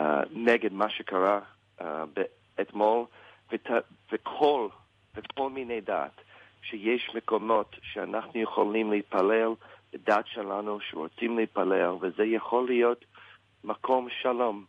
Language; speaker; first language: Hebrew; non-native, learner; English